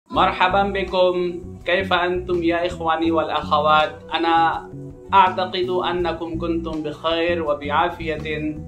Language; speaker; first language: Arabic; non-native, fluent; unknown